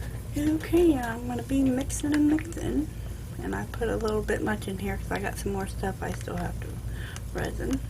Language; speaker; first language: English; native; English